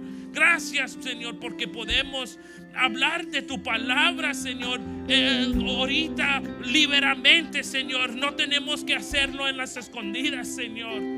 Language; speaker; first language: Spanish; early bilingual, heritage; Spanish